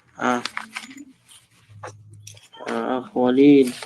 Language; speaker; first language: Arabic; non-native, fluent; Filipino